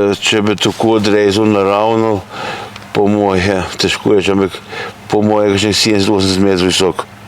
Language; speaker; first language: Slovenian; native; Slovenian